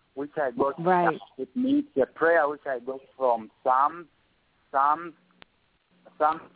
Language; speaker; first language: English; non-native, local second language; Ganda